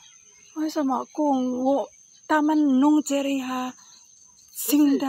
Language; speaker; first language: Chinese; non-native, learner; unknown